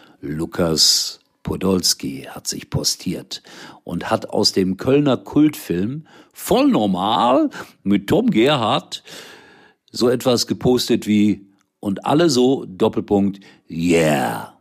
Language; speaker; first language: German; native; German